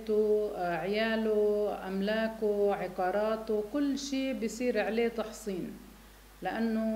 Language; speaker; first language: Arabic; native; Arabic